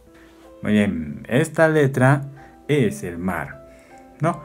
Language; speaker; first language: Spanish; non-native, fluent; Japanese